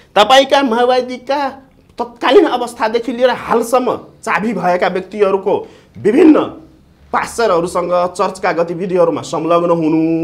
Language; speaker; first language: Nepali; non-native, local second language; Maithili